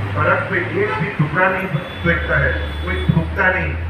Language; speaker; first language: Hindi; non-native, local second language; Assamese